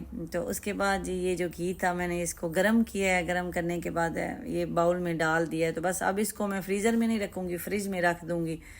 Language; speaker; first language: Urdu; native; Urdu